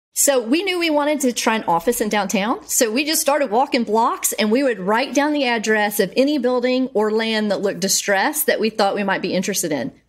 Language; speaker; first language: English; native; English